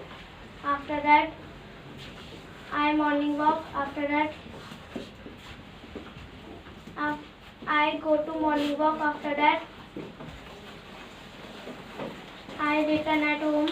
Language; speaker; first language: English; non-native, learner; Hindi